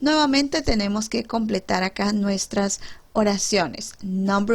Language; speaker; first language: Spanish; native; Spanish